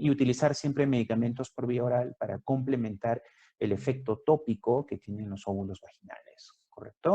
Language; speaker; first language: Spanish; native; Spanish